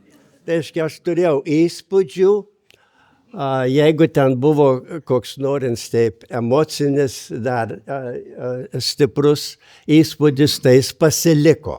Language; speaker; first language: Lithuanian; native; Lithuanian